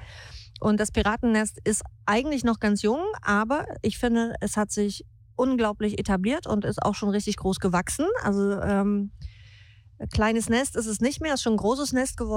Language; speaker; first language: German; native; German